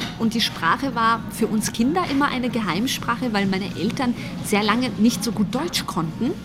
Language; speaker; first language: German; early bilingual, other home language; Bosnian